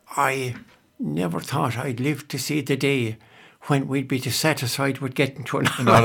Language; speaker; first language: English; native; English